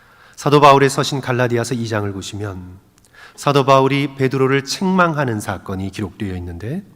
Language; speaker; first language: Korean; native; Korean